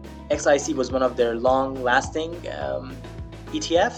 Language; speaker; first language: English; non-native, fluent; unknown